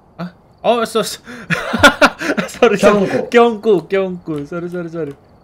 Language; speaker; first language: Korean; non-native, learner; Indonesian